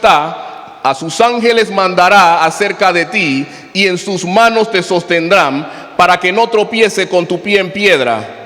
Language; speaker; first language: Spanish; native; Spanish